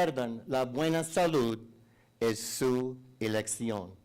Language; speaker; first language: Spanish; non-native, learner; English